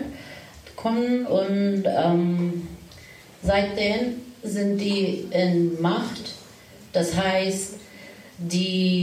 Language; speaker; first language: German; non-native, learner; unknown